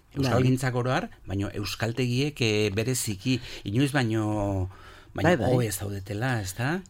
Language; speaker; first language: Basque; native; Basque